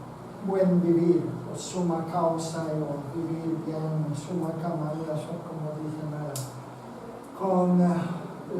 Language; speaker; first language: Spanish; non-native, fluent; Swedish